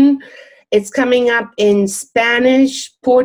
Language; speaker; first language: English; non-native, fluent; German